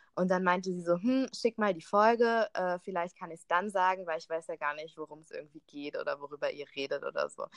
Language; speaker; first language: German; native; German